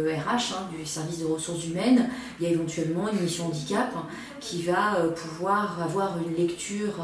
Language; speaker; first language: French; native; French